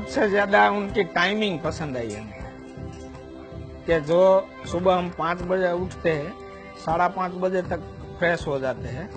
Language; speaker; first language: Hindi; non-native, local second language; Gujarati